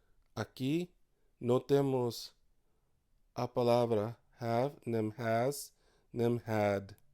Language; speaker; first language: Portuguese; non-native, fluent; English